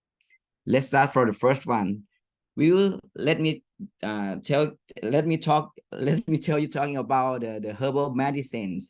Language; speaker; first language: English; non-native, fluent; Thai